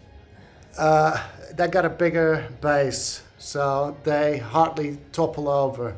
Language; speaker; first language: English; non-native, fluent; Dutch